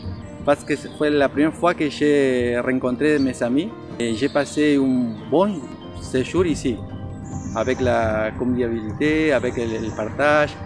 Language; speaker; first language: French; non-native, learner; Spanish